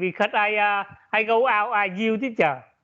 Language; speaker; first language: English; non-native, learner; Vietnamese